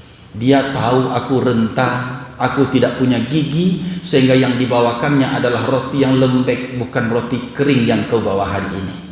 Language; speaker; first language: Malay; non-native, local second language; Minangkabau